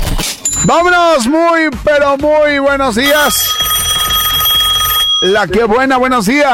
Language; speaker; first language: Spanish; native; Spanish